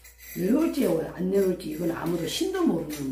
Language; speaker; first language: Korean; native; Korean